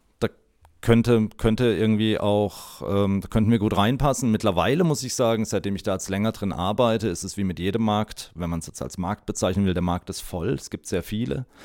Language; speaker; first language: German; native; German